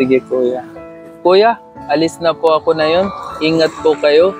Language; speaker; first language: Filipino; non-native, learner; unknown